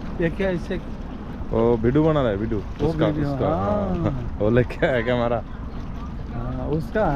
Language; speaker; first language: Hindi; non-native, learner; Filipino